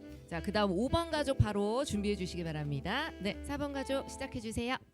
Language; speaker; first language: Korean; native; Korean